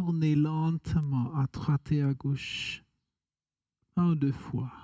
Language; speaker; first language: French; non-native, fluent; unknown